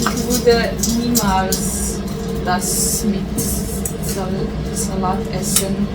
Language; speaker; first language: German; non-native, learner; English